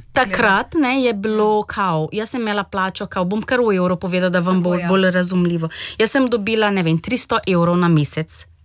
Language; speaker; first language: Slovenian; non-native, fluent; Portuguese